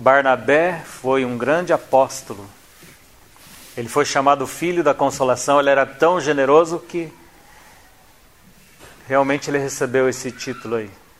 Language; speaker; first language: Portuguese; native; Portuguese